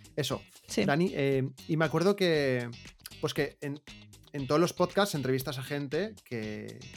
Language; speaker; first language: Spanish; native; Spanish